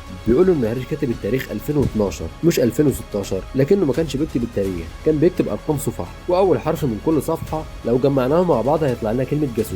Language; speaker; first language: Arabic; native; Arabic